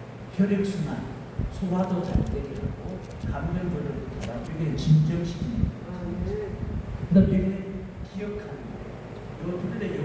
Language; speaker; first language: Korean; native; Korean